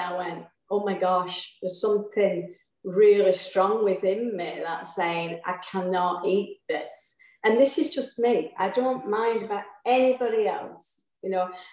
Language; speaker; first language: English; native; English